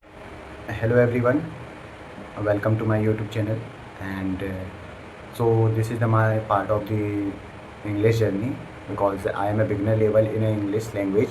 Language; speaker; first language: English; non-native, learner; Hindi